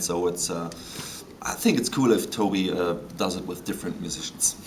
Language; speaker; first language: English; non-native, fluent; German